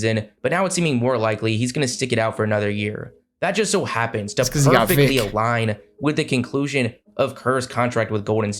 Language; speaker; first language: English; native; English